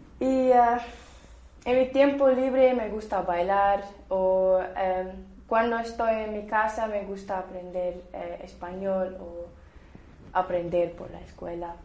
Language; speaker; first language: Spanish; non-native, learner; Bulgarian